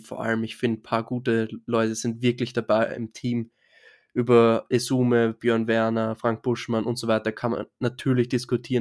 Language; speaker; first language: German; native; German